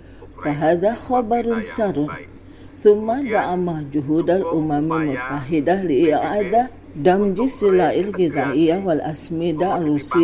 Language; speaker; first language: Arabic; non-native, fluent; Indonesian